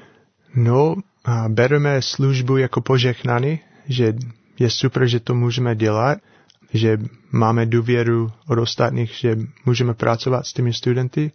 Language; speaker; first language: Czech; non-native, learner; English